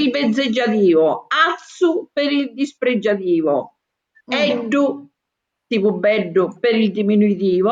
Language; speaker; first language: Italian; native; Italian